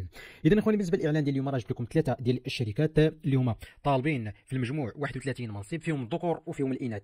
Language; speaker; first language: Arabic; native; Arabic